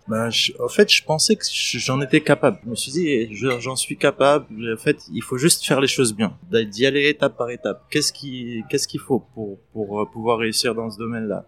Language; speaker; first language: French; non-native, fluent; Arabic